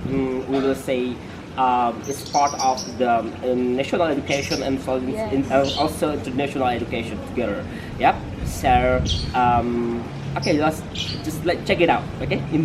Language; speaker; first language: English; non-native, fluent; Indonesian